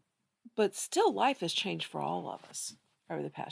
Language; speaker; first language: English; native; English